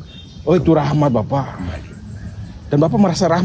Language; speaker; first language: Indonesian; native; Indonesian